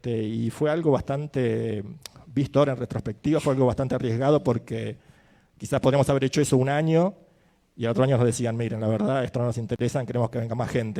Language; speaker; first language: Spanish; native; Spanish